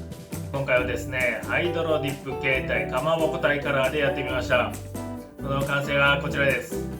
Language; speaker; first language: Japanese; native; Japanese